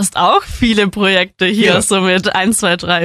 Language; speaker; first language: German; native; German